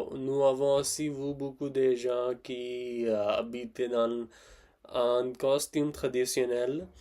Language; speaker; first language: French; non-native, learner; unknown